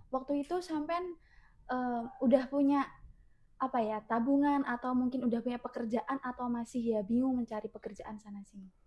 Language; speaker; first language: Indonesian; native; Indonesian